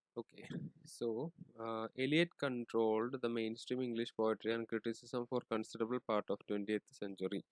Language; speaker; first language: English; non-native, local second language; Malayalam